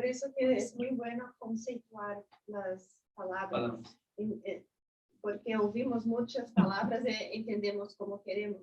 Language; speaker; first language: Spanish; non-native, learner; Portuguese